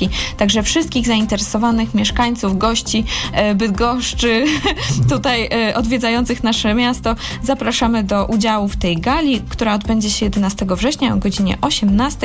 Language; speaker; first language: Polish; native; Polish